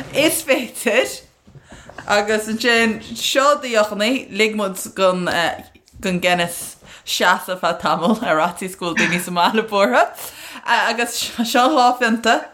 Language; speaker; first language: Irish; non-native, local second language; English